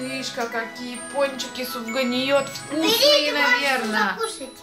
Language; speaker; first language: Russian; native; Russian